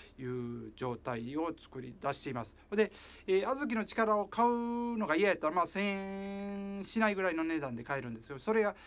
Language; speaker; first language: Japanese; native; Japanese